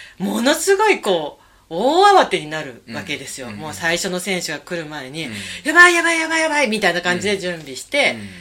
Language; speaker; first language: Japanese; native; Japanese